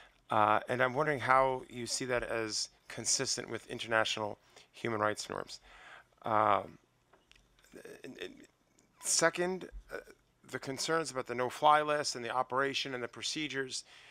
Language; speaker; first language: English; native; English